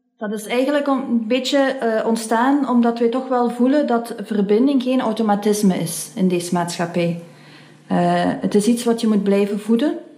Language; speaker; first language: Dutch; native; Dutch